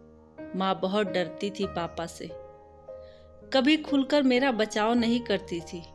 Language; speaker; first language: Hindi; native; Hindi